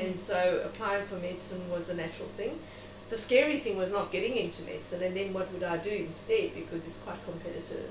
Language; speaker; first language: English; native; English